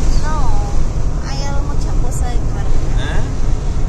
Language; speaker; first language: Spanish; non-native, learner; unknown